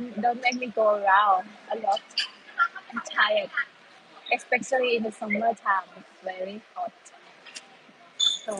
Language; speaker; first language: English; non-native, learner; Thai